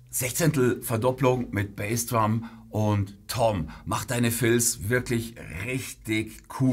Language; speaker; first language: German; native; German